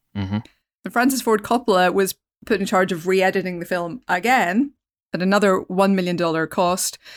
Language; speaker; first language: English; native; English